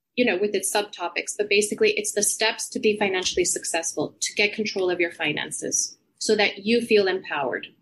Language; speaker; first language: English; non-native, fluent; Spanish